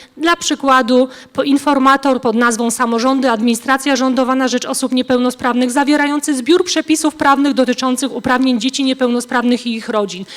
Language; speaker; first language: Polish; native; Polish